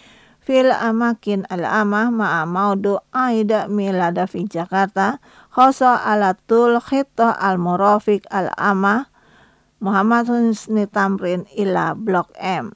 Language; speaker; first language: Arabic; non-native, fluent; Indonesian